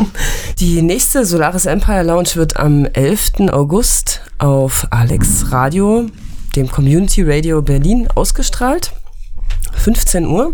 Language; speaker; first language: German; native; German